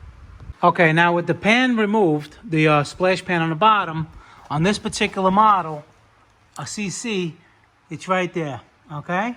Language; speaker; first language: English; native; English